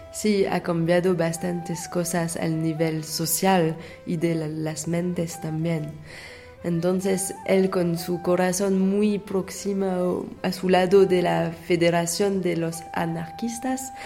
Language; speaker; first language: Spanish; non-native, learner; French